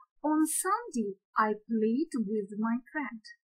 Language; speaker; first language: English; non-native, fluent; Ukrainian